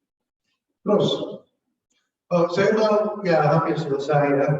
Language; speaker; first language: Indonesian; non-native, fluent; English